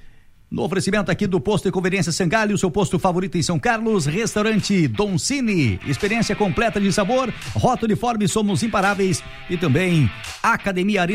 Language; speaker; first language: Portuguese; native; Portuguese